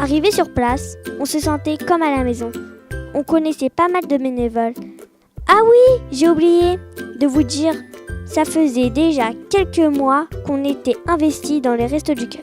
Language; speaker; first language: French; native; French